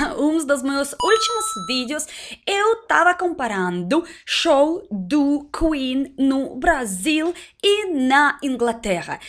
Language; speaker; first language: Portuguese; non-native, learner; Russian